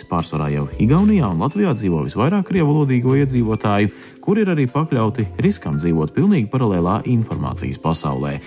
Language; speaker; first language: Latvian; early bilingual, heritage; Latvian